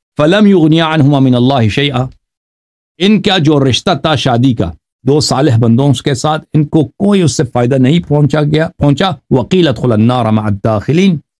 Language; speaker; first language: Urdu; non-native, fluent; Persian